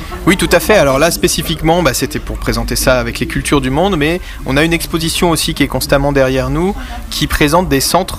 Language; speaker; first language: French; native; French